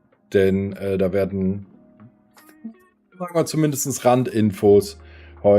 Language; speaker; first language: German; native; German